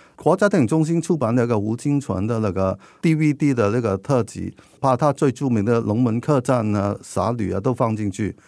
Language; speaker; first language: Chinese; non-native, local second language; Cantonese